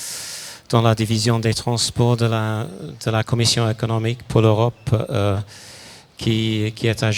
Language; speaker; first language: French; non-native, fluent; English